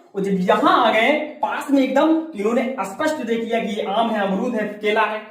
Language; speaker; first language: Hindi; native; Hindi